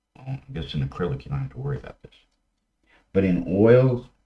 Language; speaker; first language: English; native; English